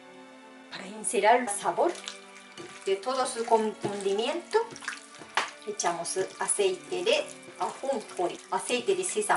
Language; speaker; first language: Spanish; non-native, fluent; Japanese